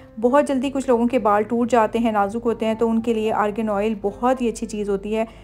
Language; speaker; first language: Urdu; native; Urdu